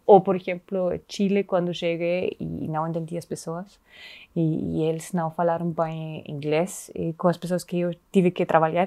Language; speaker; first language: Portuguese; non-native, fluent; German